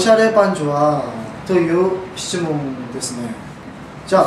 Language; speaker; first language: Japanese; non-native, learner; Korean